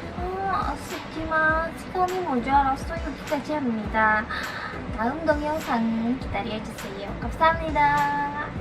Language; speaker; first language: Korean; non-native, learner; Indonesian